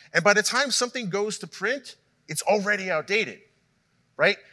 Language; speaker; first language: English; native; English